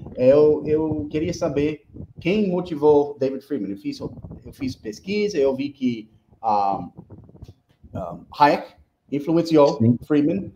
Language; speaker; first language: Portuguese; non-native, fluent; English